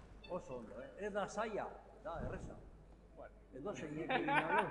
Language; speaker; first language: Basque; non-native, local second language; Spanish